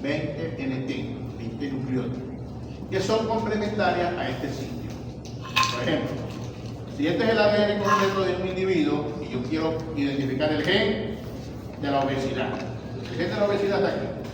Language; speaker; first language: Spanish; native; Spanish